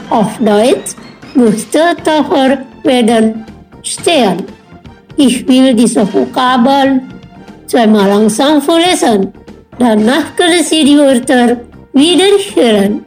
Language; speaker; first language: German; non-native, fluent; Indonesian